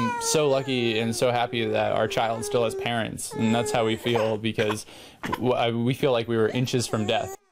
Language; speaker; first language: English; native; English